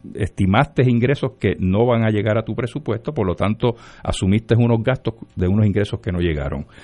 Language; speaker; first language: Spanish; native; Spanish